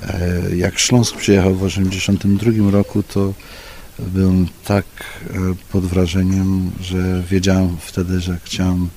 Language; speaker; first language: Polish; early bilingual, heritage; Polish